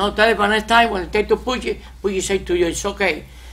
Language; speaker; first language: English; non-native, learner; Spanish